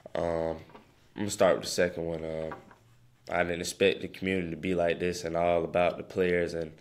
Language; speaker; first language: English; native; English